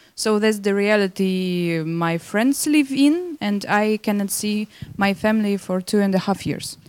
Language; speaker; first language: English; non-native, fluent; Belarusian